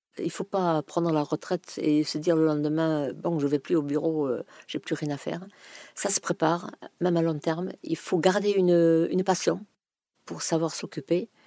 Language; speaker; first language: French; non-native, fluent; German